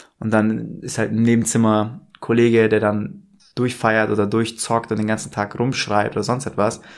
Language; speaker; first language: German; native; German